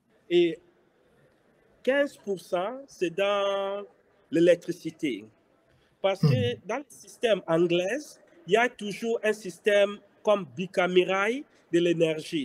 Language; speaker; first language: French; non-native, local second language; Lingala